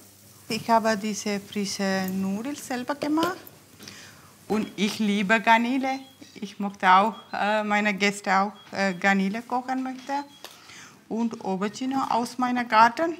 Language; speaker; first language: German; non-native, learner; Tamil